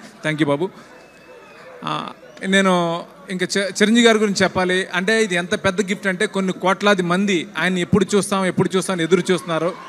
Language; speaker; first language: Telugu; native; Telugu